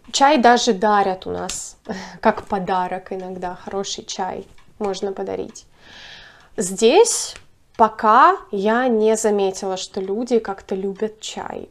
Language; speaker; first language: Russian; native; Russian